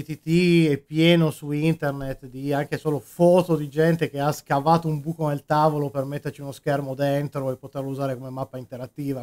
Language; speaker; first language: Italian; native; Italian